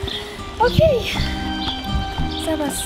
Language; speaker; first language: Russian; non-native, local second language; Armenian